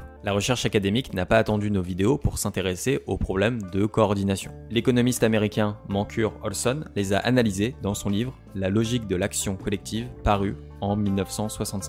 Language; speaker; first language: French; native; French